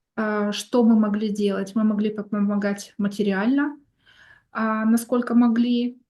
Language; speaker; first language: Russian; non-native, local second language; Ukrainian